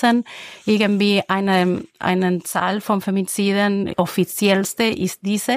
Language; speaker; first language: German; non-native, fluent; Spanish